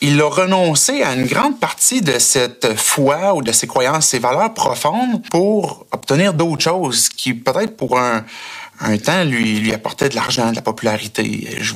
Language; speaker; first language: French; native; French